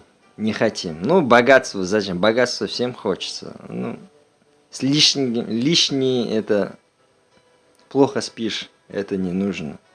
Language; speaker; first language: Russian; non-native, local second language; Uzbek